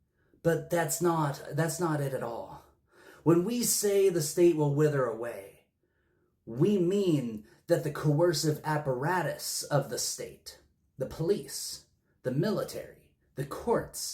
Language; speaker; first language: English; native; English